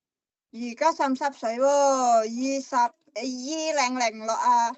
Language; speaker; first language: Cantonese; non-native, learner; Indonesian